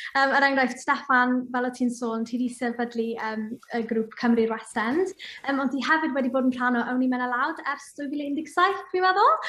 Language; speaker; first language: Welsh; native; Welsh